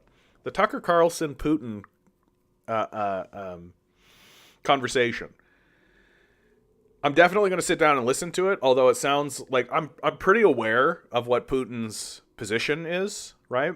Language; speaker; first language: English; native; English